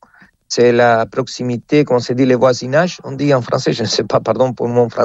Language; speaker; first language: French; non-native, fluent; Spanish